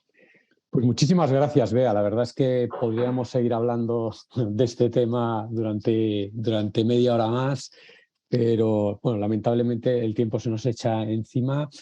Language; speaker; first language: Spanish; native; Spanish